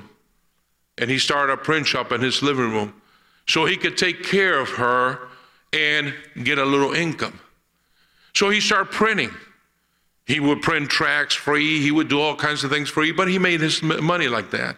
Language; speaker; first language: English; early bilingual, other home language; Spanish